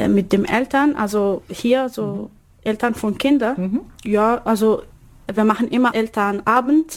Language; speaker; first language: German; non-native, learner; Arabic